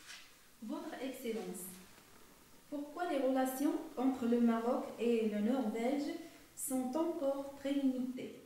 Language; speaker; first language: French; non-native, local second language; Arabic